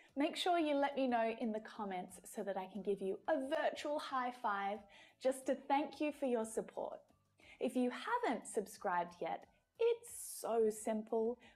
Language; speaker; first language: English; native; English